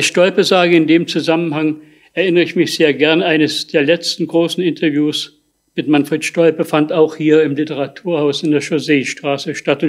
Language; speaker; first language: German; native; German